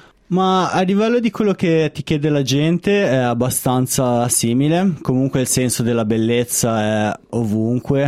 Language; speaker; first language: Italian; native; Italian